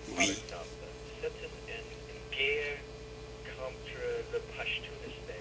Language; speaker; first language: French; non-native, fluent; English